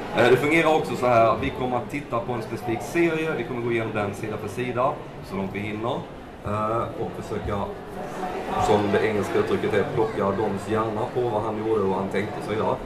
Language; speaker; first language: Swedish; native; Swedish